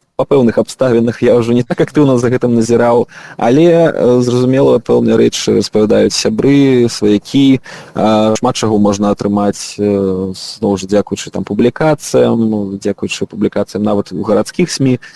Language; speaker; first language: Belarusian; non-native, local second language; Russian